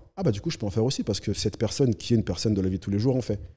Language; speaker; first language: French; native; French